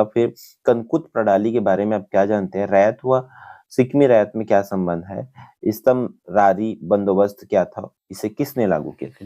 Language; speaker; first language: Hindi; native; Hindi